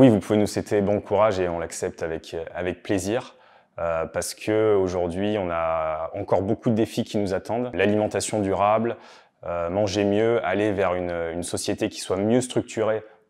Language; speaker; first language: French; native; French